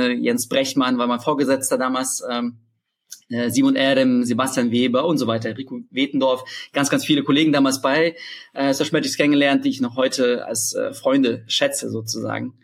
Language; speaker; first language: German; early bilingual, other home language; Russian